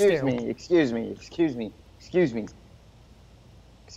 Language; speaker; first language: English; native; English